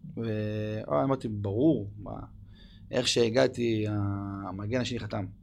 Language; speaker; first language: Hebrew; early bilingual, other home language; English